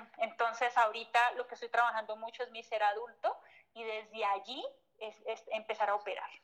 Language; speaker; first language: Spanish; native; Spanish